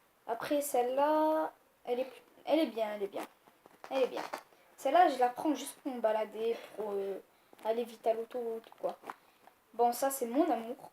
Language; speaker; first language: French; native; French